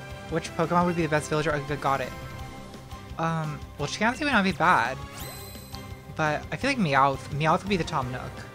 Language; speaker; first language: English; native; English